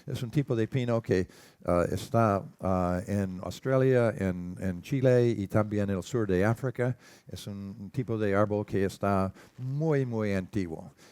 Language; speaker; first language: Spanish; non-native, learner; English